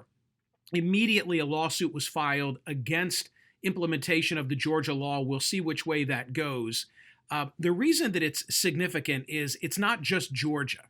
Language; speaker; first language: English; native; English